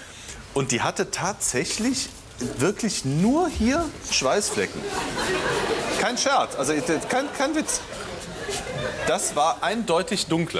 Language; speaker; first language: German; native; German